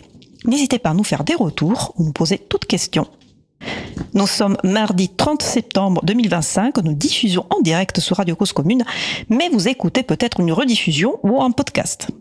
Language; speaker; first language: French; native; French